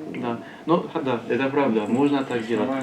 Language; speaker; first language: Russian; non-native, learner; French